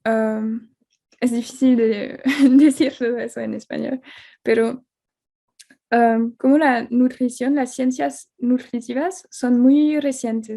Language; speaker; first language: Spanish; non-native, fluent; French